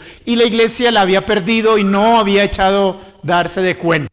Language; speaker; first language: Spanish; native; Spanish